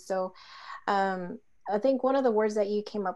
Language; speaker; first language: English; native; English